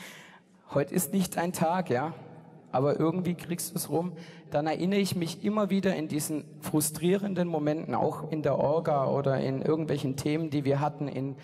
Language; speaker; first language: German; native; German